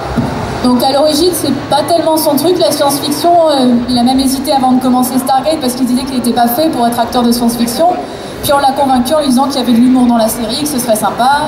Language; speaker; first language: French; native; French